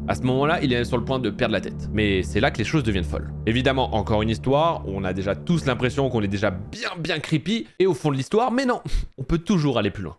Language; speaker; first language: French; native; French